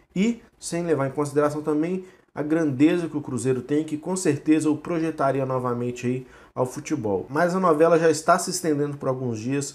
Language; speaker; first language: Portuguese; native; Portuguese